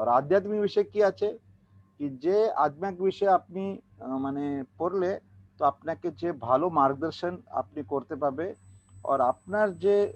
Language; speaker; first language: Bangla; non-native, learner; Hindi